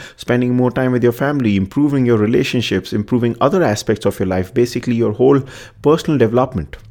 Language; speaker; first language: English; non-native, local second language; Hindi